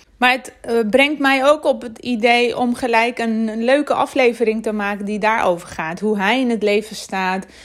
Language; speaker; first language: Dutch; non-native, fluent; Armenian